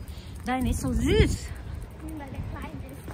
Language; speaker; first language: German; non-native, learner; Vietnamese